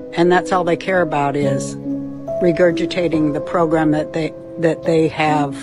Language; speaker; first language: English; native; English